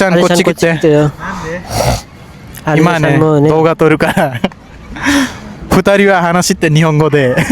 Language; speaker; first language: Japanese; non-native, learner; Nepali